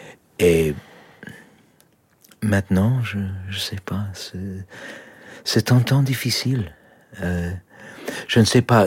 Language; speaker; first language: French; non-native, learner; Polish